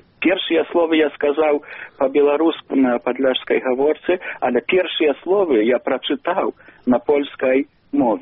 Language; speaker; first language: Belarusian; non-native, local second language; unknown